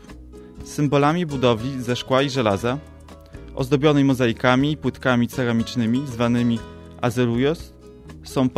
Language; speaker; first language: Polish; native; Polish